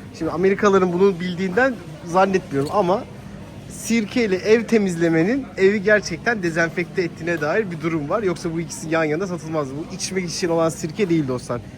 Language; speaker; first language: Turkish; native; Turkish